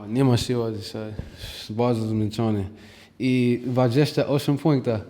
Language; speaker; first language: Polish; non-native, learner; English